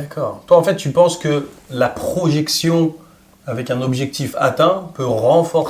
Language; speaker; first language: French; native; French